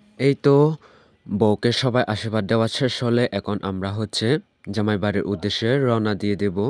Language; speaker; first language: Bangla; non-native, local second language; Chakma